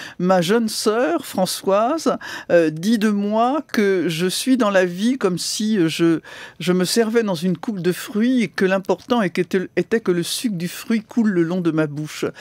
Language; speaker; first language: French; native; French